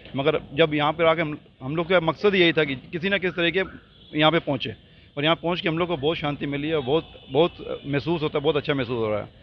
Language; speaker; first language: Hindi; non-native, local second language; Punjabi